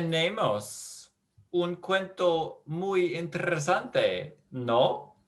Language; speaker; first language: Spanish; non-native, learner; English